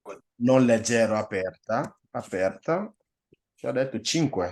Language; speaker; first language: Italian; non-native, fluent; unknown